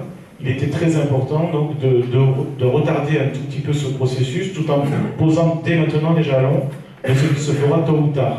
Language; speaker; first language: French; native; French